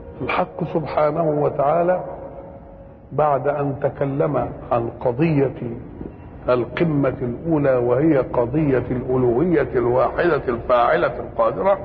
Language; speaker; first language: Arabic; native; Arabic